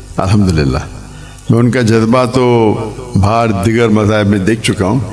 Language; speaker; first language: Urdu; non-native, local second language; Konkani